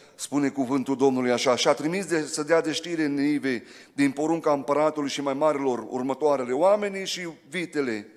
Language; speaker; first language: Romanian; early bilingual, heritage; Romanian